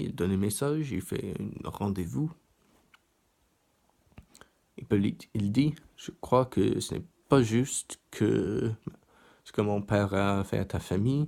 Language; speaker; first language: French; non-native, learner; English